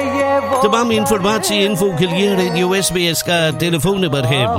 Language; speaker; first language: Hindi; early bilingual, heritage; Hindi